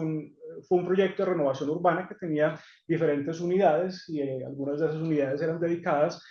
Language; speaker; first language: Spanish; native; Spanish